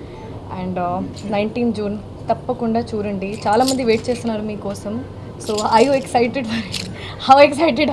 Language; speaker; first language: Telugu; non-native, local second language; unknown